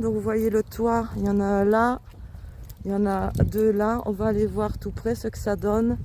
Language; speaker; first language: French; native; French